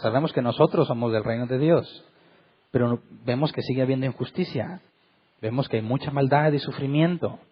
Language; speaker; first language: Spanish; native; Spanish